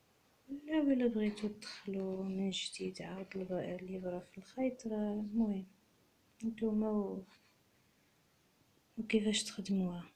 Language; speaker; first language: Arabic; native; Arabic